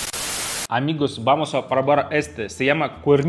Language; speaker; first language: Spanish; non-native, fluent; Russian